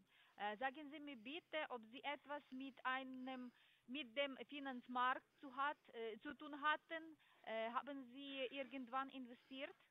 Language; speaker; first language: German; non-native, learner; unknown